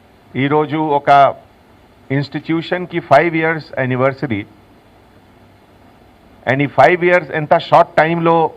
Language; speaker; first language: Telugu; non-native, local second language; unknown